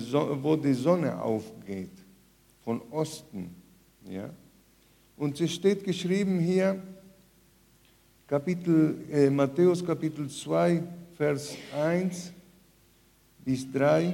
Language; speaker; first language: German; non-native, fluent; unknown